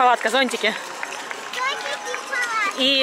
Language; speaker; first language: Russian; native; Russian